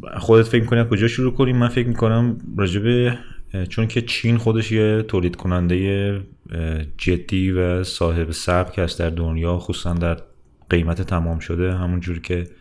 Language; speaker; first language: Persian; native; Persian